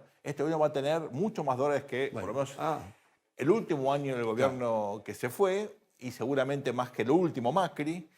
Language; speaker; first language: Spanish; native; Spanish